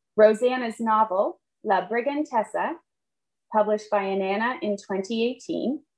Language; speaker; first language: English; native; English